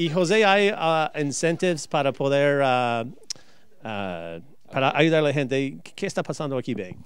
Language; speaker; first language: Spanish; early bilingual, heritage; Spanish